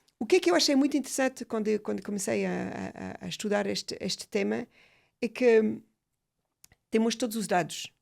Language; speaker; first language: Portuguese; non-native, fluent; French